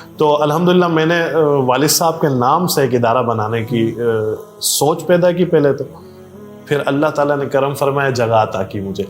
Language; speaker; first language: Urdu; native; Urdu